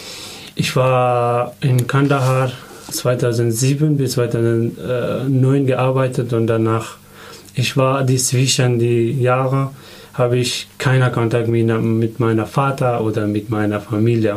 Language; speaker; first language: German; non-native, learner; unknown